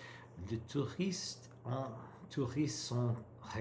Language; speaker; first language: French; non-native, learner; English